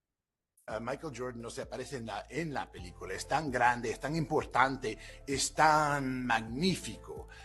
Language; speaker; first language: Spanish; non-native, fluent; English